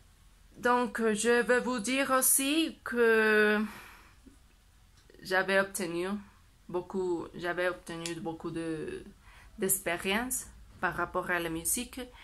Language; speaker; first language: French; non-native, learner; Spanish